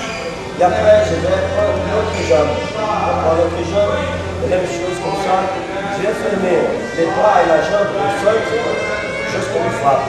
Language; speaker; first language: French; non-native, learner; Portuguese